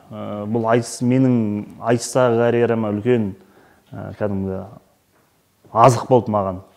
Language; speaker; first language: Kazakh; native; Kazakh